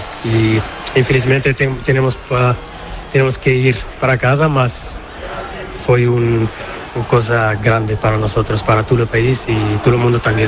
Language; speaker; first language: Spanish; non-native, learner; Portuguese